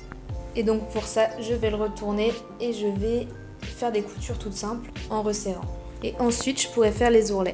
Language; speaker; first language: French; native; French